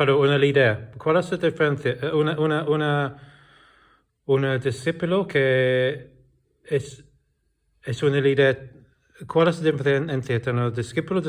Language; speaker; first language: Spanish; non-native, learner; English